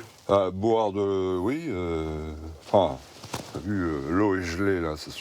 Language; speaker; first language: French; native; French